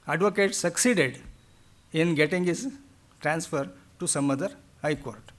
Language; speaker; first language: English; non-native, local second language; Kannada